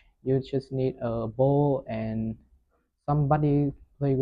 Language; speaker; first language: English; non-native, learner; Vietnamese